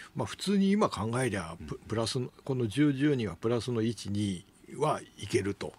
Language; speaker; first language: Japanese; native; Japanese